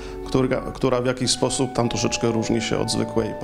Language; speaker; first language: Polish; native; Polish